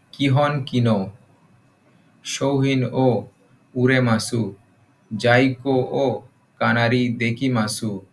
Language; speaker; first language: Japanese; non-native, learner; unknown